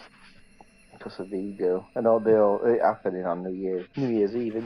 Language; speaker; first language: English; native; English